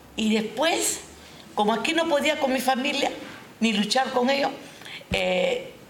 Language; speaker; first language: Spanish; non-native, local second language; Japanese